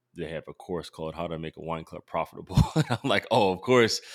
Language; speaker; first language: English; native; English